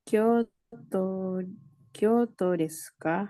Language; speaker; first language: Japanese; non-native, learner; Indonesian